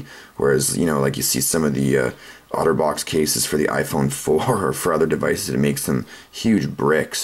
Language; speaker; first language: English; native; English